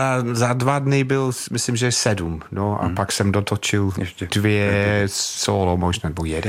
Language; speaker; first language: Czech; non-native, fluent; English